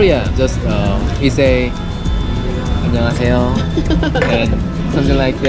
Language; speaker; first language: English; non-native, learner; Korean